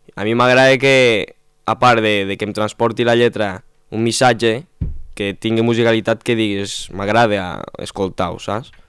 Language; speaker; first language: Catalan; non-native, local second language; Spanish